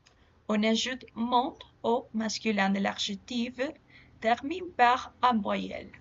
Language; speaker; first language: French; non-native, learner; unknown